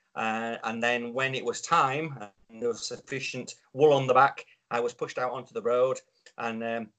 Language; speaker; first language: English; native; English